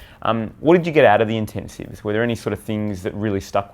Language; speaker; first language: English; native; English